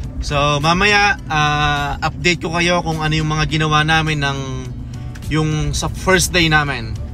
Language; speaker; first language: Filipino; native; Filipino